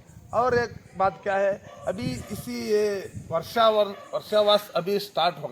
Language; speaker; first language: Hindi; non-native, local second language; Kannada